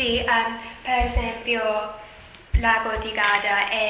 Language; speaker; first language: Italian; non-native, learner; English